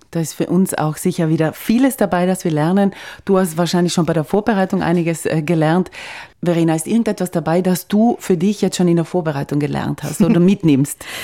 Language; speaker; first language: German; native; German